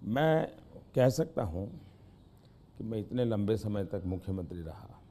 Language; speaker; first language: Hindi; non-native, local second language; Gujarati